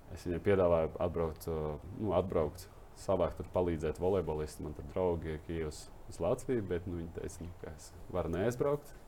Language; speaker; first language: Latvian; non-native, local second language; Russian